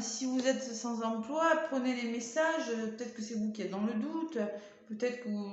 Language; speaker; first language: French; native; French